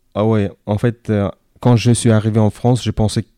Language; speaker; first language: French; non-native, fluent; Kyrgyz